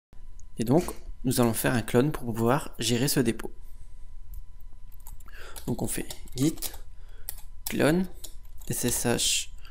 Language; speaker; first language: French; native; French